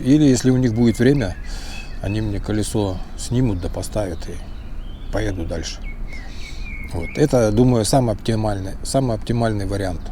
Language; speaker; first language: Russian; native; Russian